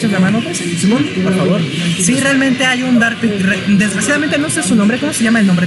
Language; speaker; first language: Spanish; native; Spanish